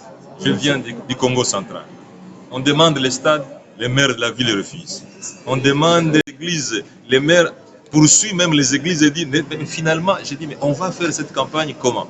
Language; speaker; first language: French; non-native, local second language; Kongo